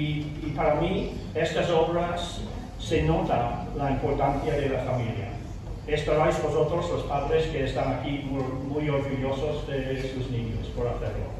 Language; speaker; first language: Spanish; non-native, fluent; English